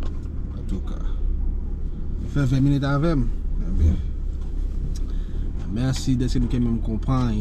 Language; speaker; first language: French; non-native, learner; Haitian Creole